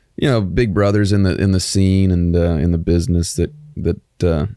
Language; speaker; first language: English; native; English